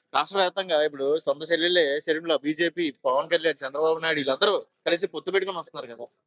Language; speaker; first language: Telugu; native; Telugu